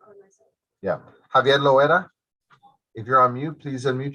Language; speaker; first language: English; native; English